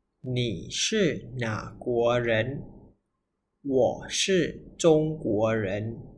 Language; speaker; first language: Chinese; non-native, fluent; Thai